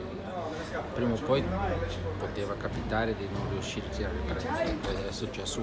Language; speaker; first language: Italian; non-native, fluent; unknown